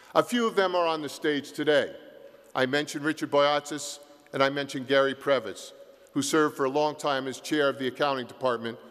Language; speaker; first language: English; native; English